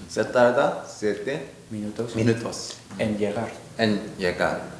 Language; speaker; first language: Spanish; non-native, learner; Korean